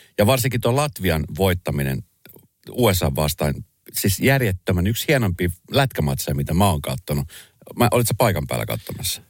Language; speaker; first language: Finnish; early bilingual, other home language; Spanish